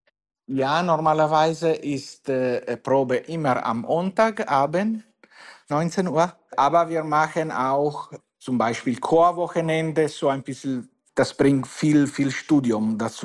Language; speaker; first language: German; non-native, fluent; Italian